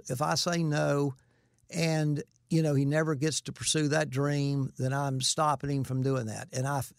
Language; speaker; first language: English; native; English